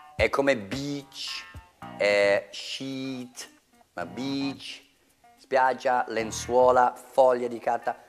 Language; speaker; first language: Italian; non-native, fluent; English